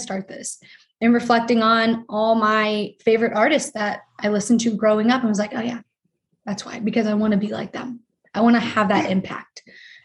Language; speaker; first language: English; native; English